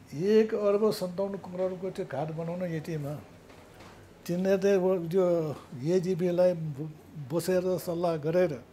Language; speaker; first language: Nepali; non-native, local second language; Newari